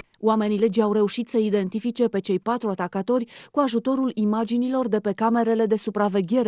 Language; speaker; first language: Romanian; native; Romanian